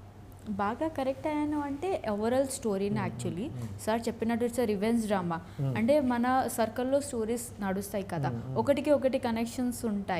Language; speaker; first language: Telugu; non-native, learner; Odia